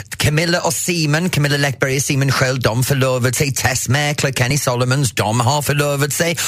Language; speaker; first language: Swedish; non-native, fluent; English